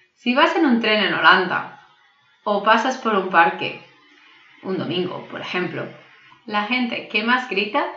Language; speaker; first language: Spanish; native; Spanish